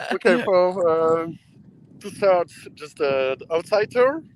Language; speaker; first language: English; non-native, learner; French